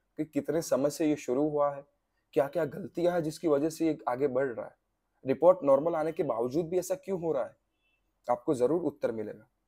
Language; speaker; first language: Hindi; non-native, local second language; Gujarati